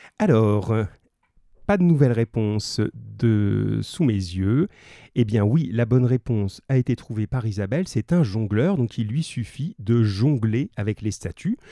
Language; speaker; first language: French; native; French